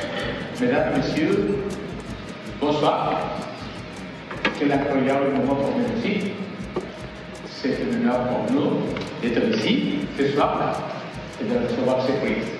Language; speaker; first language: French; non-native, fluent; Spanish